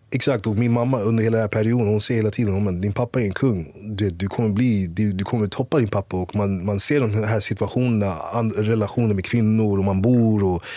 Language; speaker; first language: Swedish; early bilingual, other home language; English